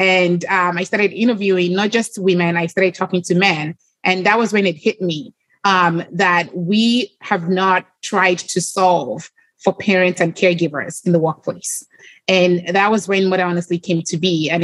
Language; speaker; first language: English; non-native, local second language; Yoruba